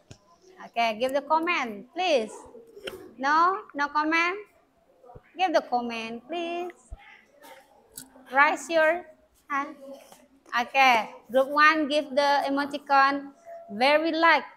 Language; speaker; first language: English; non-native, learner; Indonesian